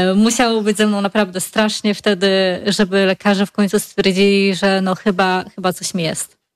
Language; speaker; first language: Polish; native; Polish